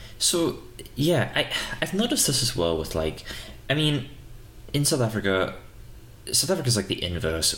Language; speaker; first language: English; native; English